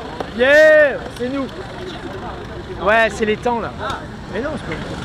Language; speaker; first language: French; native; French